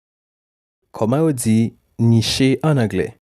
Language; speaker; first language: French; non-native, local second language; Haitian Creole